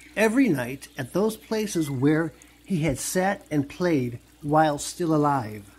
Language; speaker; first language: English; native; English